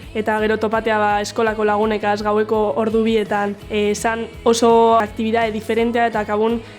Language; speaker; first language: Basque; native; Basque